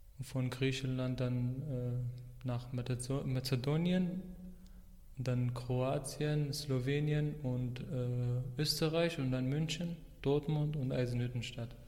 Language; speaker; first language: German; non-native, fluent; Arabic